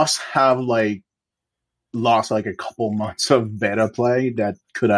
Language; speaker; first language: English; native; English